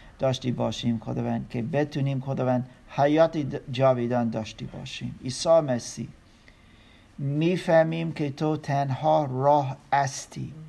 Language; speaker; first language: Persian; non-native, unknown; German